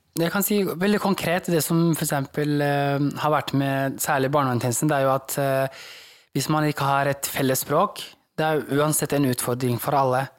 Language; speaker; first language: Norwegian; early bilingual, other home language; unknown